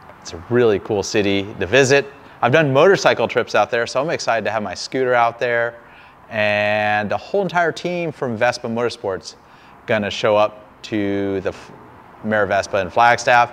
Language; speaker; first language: English; native; English